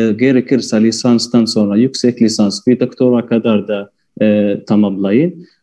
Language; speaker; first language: Turkish; non-native, fluent; Arabic